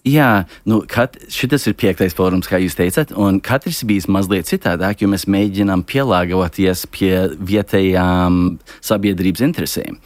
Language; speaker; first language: Latvian; early bilingual, heritage; Latvian